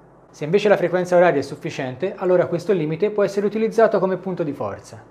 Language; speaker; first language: Italian; native; Italian